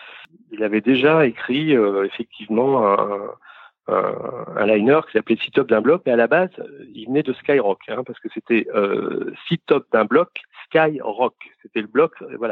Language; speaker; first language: French; native; French